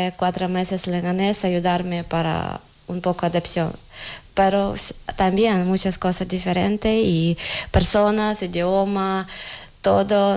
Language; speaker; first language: Spanish; non-native, learner; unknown